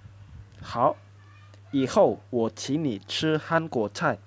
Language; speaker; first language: Chinese; non-native, fluent; Indonesian